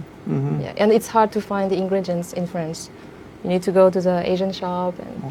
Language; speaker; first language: English; non-native, fluent; French